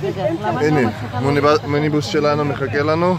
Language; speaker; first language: Hebrew; non-native, fluent; Georgian